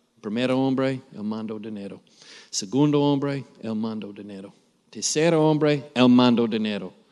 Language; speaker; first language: Spanish; non-native, learner; English